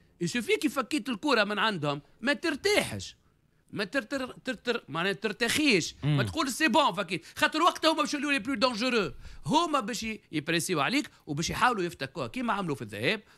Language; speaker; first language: Arabic; native; Arabic